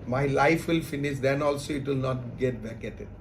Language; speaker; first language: English; non-native, local second language; Assamese